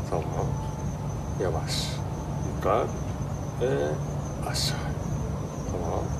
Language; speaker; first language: Turkish; non-native, learner; Japanese